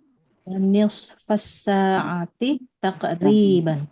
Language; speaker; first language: Arabic; non-native, learner; Indonesian